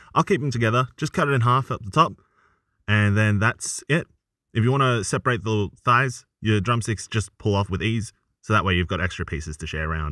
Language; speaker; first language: English; native; English